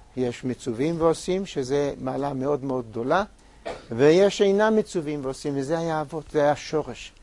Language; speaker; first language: Hebrew; native; Hebrew